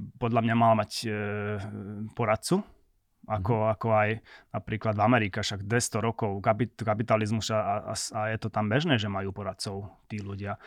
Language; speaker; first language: Slovak; non-native, local second language; Hungarian